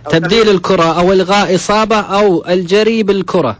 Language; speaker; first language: Arabic; native; Arabic